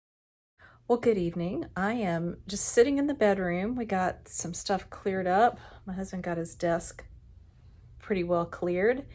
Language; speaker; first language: English; native; English